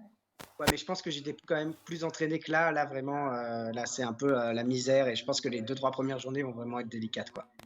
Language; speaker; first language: French; native; French